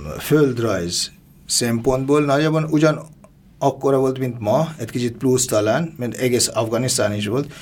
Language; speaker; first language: Hungarian; non-native, fluent; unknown